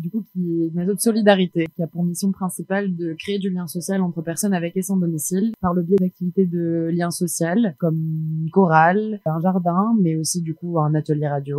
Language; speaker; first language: French; native; French